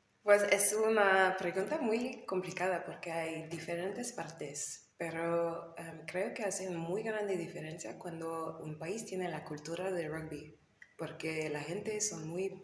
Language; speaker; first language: Spanish; non-native, learner; English